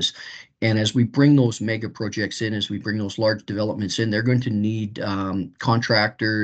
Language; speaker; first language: English; native; English